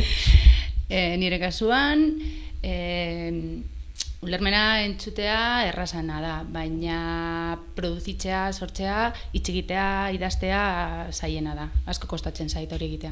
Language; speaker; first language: Basque; non-native, local second language; Spanish